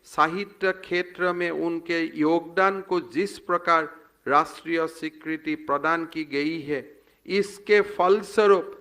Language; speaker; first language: Hindi; non-native, local second language; Assamese